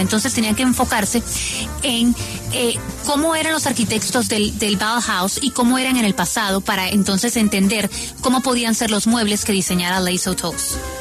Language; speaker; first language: Spanish; native; Spanish